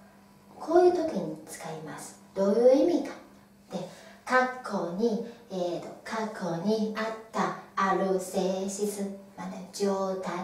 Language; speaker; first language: Japanese; non-native, fluent; Chinese